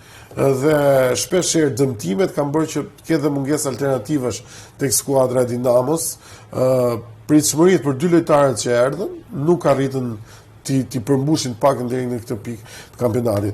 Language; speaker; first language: Albanian; native; Albanian